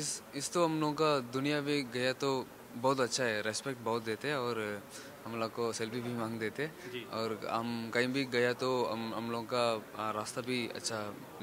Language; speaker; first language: Hindi; non-native, local second language; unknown